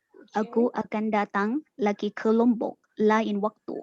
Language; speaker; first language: Indonesian; non-native, learner; Thai